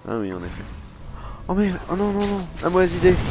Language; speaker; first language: French; native; French